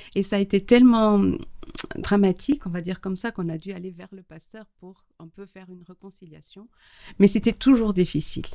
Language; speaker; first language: French; non-native, fluent; Portuguese